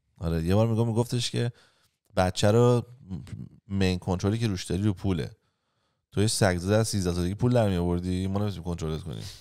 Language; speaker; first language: Persian; native; Persian